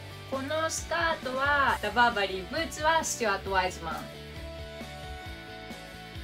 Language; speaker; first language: Japanese; native; Japanese